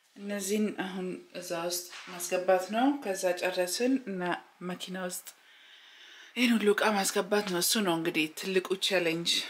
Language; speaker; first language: Amharic; early bilingual, heritage; Amharic